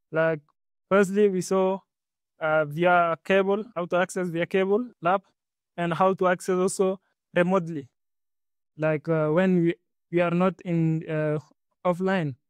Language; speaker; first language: English; non-native, learner; Arabic